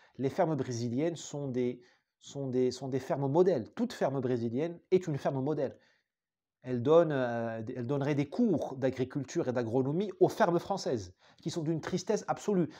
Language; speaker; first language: French; non-native, local second language; Arabic